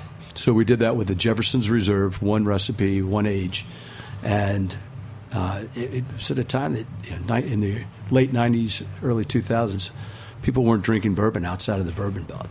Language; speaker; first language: English; native; English